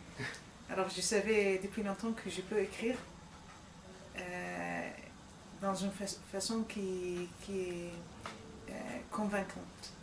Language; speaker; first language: French; non-native, fluent; Arabic